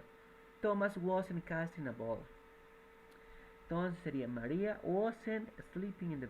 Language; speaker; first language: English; non-native, fluent; Spanish